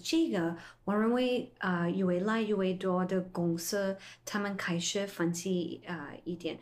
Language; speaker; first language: Chinese; non-native, fluent; English